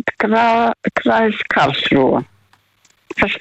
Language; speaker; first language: German; non-native, learner; Russian